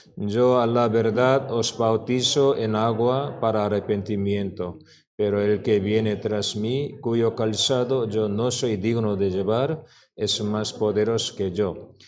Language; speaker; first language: Spanish; non-native, learner; Korean